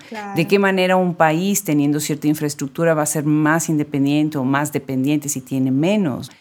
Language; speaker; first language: Spanish; native; Spanish